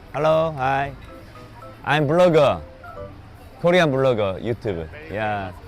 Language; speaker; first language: English; non-native, learner; Korean